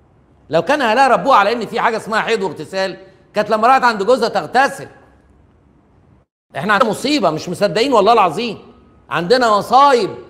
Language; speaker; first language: Arabic; native; Arabic